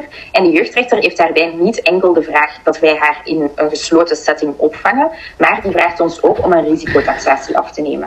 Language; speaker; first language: Dutch; native; Dutch